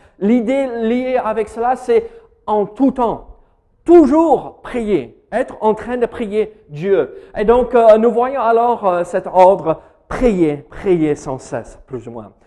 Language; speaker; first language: French; non-native, fluent; English